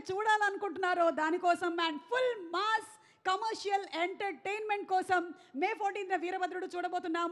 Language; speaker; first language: Telugu; native; Telugu